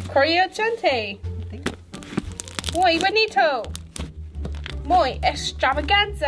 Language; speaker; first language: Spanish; non-native, learner; English